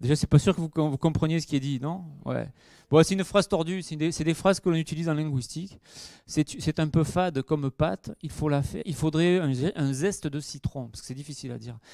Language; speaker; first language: French; native; French